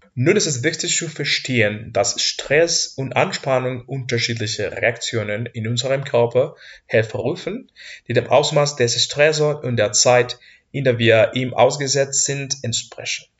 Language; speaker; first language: German; non-native, fluent; Spanish